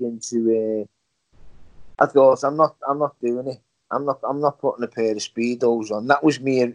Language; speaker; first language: English; native; English